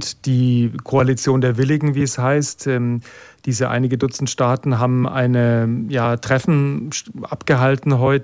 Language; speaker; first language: German; native; German